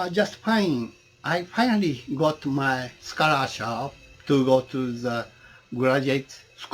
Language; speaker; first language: English; non-native, learner; Japanese